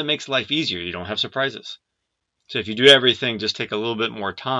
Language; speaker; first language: English; native; English